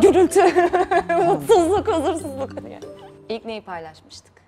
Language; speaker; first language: Turkish; native; Turkish